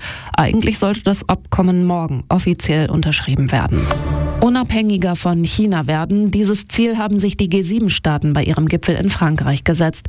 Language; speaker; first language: German; native; German